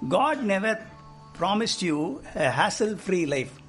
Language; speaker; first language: English; non-native, local second language; Tamil